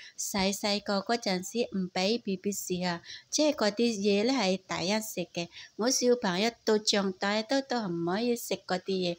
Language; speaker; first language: Cantonese; non-native, fluent; Indonesian